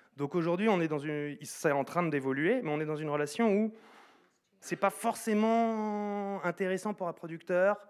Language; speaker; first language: French; native; French